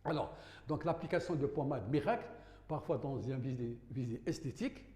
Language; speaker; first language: French; non-native, local second language; Arabic